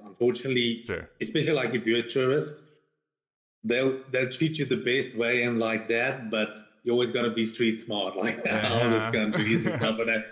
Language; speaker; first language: English; non-native, local second language; Afrikaans